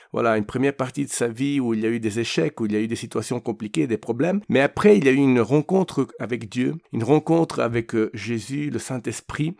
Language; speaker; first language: French; non-native, fluent; Italian